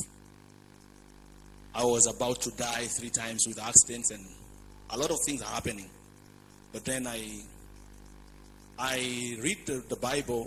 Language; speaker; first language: English; non-native, local second language; Swahili